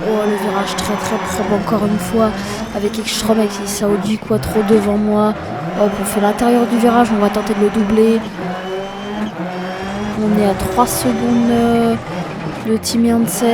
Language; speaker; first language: French; native; French